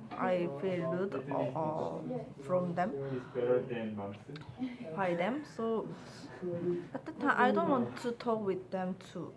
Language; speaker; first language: English; non-native, learner; Korean